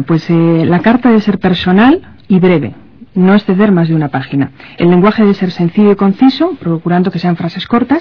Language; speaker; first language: Spanish; native; Spanish